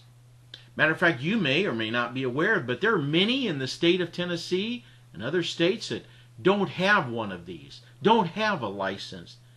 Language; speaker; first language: English; native; English